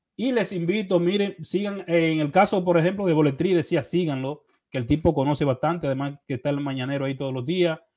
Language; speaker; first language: Spanish; native; Spanish